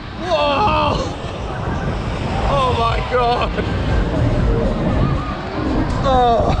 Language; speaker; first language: English; native; English